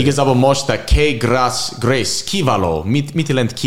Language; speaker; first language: Hungarian; non-native, learner; English